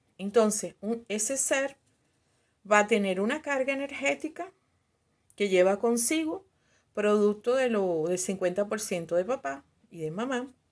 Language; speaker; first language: Spanish; native; Spanish